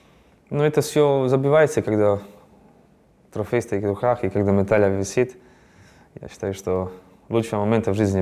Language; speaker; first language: Russian; non-native, fluent; Croatian